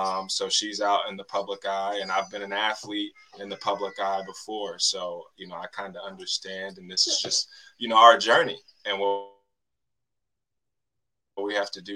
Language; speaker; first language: English; native; English